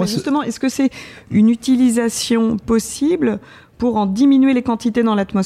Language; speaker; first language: French; native; French